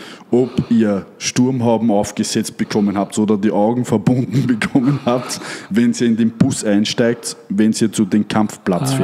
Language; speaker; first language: German; native; German